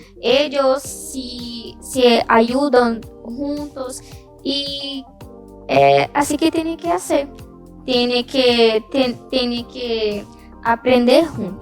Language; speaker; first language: Spanish; non-native, learner; Portuguese